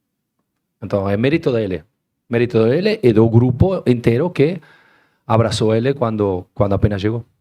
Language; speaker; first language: Portuguese; non-native, learner; Spanish